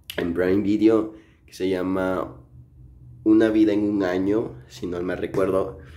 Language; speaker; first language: Spanish; native; Spanish